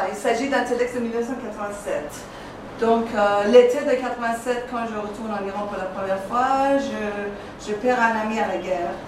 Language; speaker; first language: French; non-native, fluent; Persian